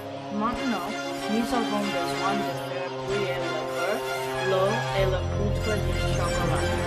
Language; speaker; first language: French; non-native, learner; English